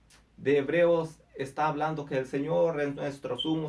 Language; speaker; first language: Spanish; native; Spanish